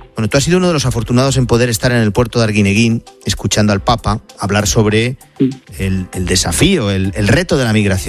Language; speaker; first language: Spanish; native; Spanish